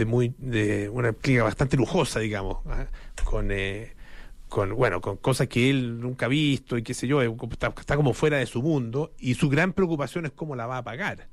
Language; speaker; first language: Spanish; native; Spanish